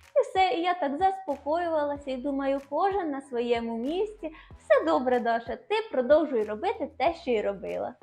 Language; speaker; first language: Ukrainian; native; Ukrainian